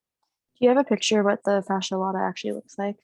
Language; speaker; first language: English; native; English